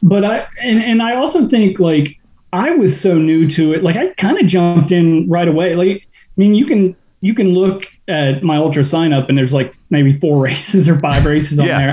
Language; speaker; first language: English; native; English